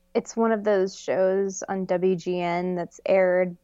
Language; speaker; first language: English; native; English